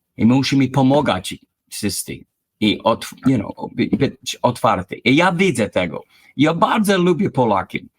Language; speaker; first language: Polish; early bilingual, heritage; English